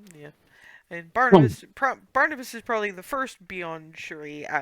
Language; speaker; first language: English; native; English